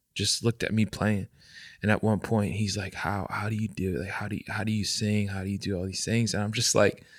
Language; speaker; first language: English; native; English